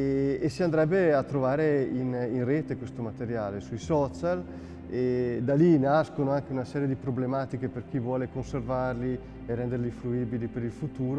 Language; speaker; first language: Italian; native; Italian